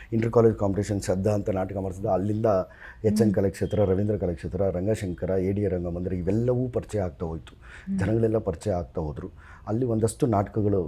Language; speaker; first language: Kannada; native; Kannada